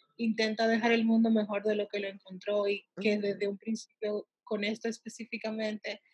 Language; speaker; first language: Spanish; early bilingual, heritage; Spanish